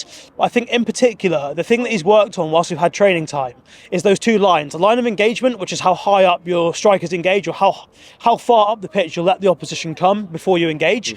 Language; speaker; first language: English; native; English